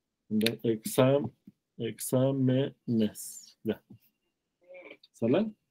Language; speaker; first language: Spanish; native; Spanish